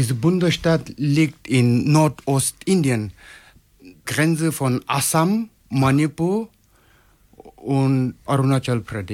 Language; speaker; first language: German; non-native, learner; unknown